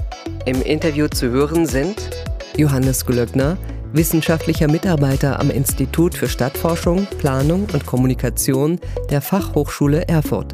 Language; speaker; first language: German; native; German